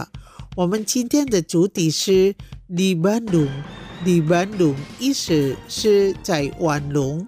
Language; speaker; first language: Chinese; non-native, fluent; Indonesian